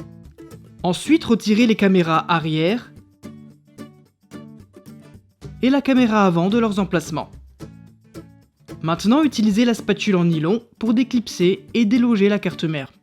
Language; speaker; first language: French; native; French